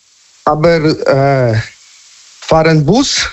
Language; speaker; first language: German; non-native, learner; Polish